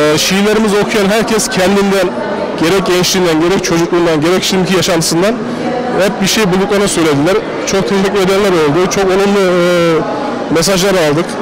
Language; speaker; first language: Turkish; early bilingual, heritage; Turkish